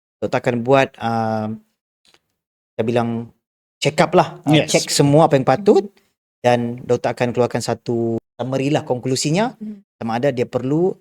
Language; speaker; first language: Malay; native; Malay